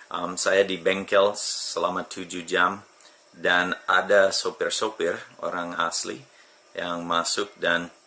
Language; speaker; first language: Indonesian; non-native, fluent; English